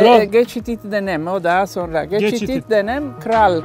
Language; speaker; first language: Turkish; non-native, learner; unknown